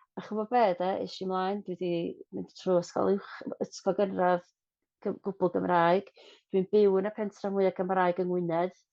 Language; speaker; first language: Welsh; non-native, local second language; English